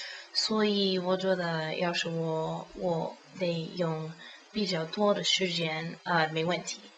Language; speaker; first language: Chinese; non-native, learner; English